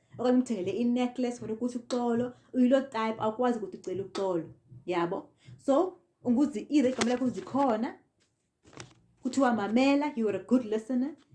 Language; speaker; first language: Zulu; non-native, local second language; Xhosa